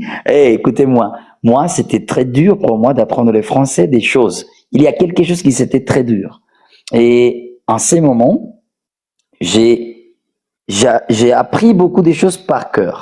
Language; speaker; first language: French; non-native, fluent; Spanish